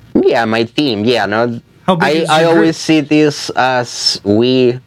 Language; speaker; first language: English; non-native, fluent; Spanish